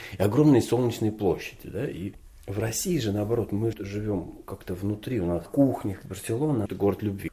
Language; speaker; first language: Russian; native; Russian